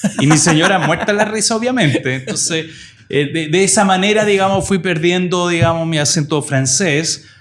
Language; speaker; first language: Spanish; non-native, fluent; French